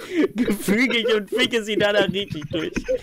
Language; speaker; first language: German; native; German